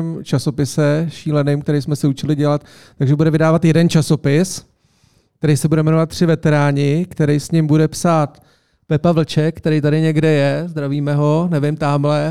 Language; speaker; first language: Czech; native; Czech